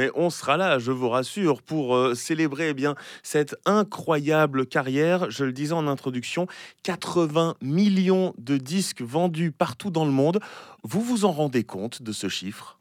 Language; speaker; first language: French; native; French